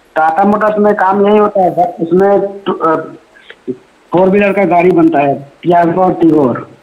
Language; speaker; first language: Hindi; native; Hindi